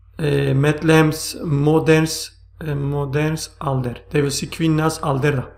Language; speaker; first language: Swedish; non-native, fluent; Turkish